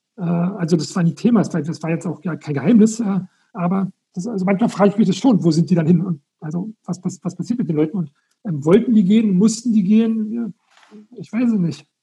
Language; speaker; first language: German; native; German